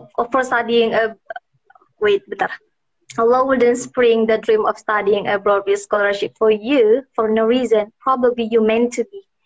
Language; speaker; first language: English; non-native, fluent; Indonesian